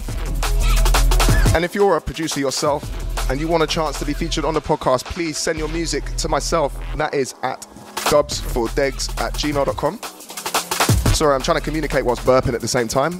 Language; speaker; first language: English; native; English